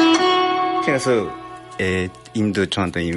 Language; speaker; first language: Chinese; non-native, fluent; Japanese